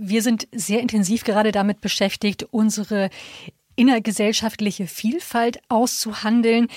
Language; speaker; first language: German; native; German